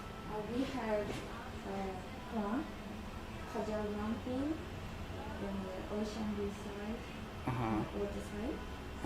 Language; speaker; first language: English; non-native, learner; Japanese